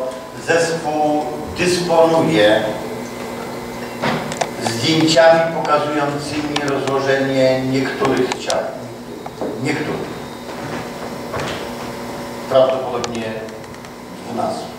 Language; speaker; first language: Polish; native; Polish